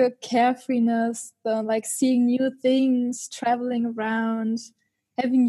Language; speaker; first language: English; non-native, fluent; German